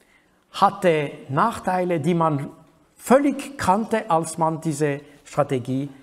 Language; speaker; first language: German; non-native, fluent; French